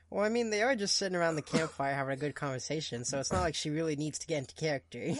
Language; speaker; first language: English; non-native, fluent; Portuguese